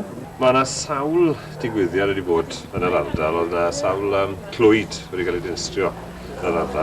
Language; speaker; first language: Welsh; native; Welsh